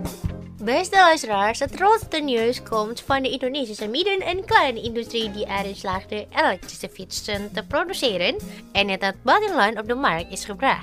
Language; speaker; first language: Dutch; non-native, learner; Indonesian